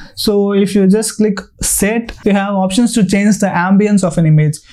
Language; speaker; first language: English; non-native, local second language; Tamil